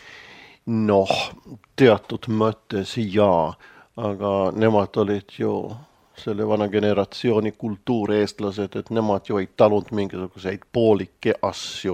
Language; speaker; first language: Estonian; non-native, fluent; Swedish